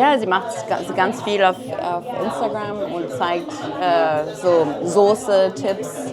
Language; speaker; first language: German; non-native, fluent; French